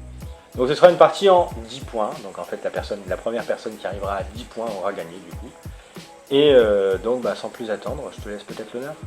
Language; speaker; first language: French; native; French